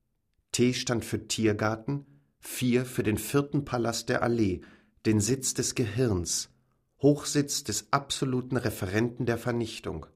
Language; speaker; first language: German; native; German